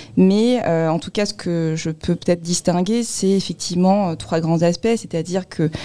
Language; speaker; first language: French; native; French